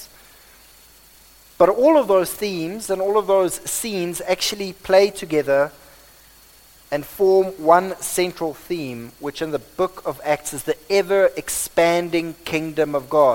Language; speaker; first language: English; non-native, local second language; Afrikaans